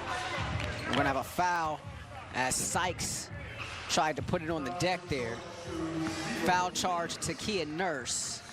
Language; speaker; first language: English; native; English